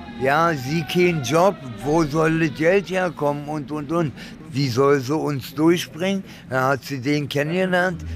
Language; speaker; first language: German; early bilingual, other home language; Italian